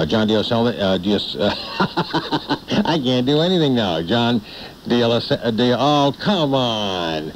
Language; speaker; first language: English; native; English